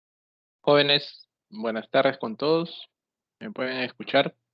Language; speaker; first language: Spanish; native; Spanish